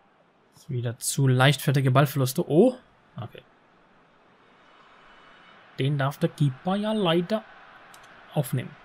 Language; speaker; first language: German; native; German